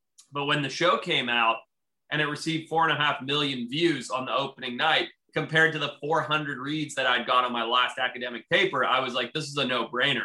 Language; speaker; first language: English; native; English